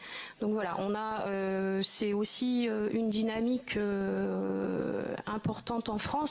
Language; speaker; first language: French; native; French